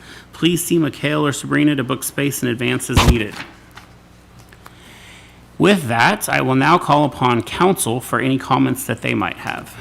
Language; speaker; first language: English; native; English